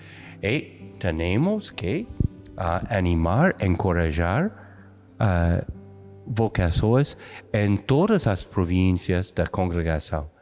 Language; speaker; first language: Portuguese; non-native, fluent; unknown